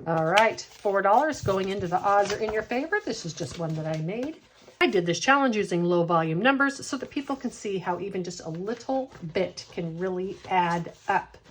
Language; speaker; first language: English; native; English